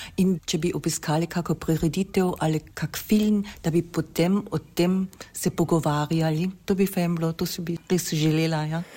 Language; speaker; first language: Slovenian; non-native, local second language; German